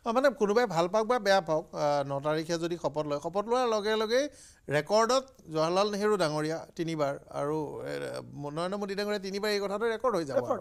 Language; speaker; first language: Assamese; native; Assamese